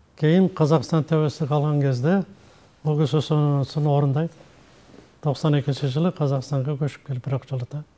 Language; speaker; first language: Kazakh; early bilingual, heritage; Kazakh